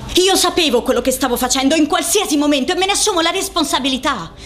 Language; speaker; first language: Italian; native; Italian